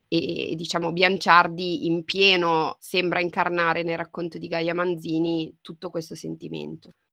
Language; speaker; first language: Italian; native; Italian